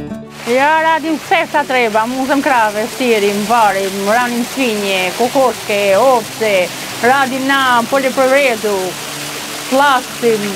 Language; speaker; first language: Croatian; non-native, learner; Albanian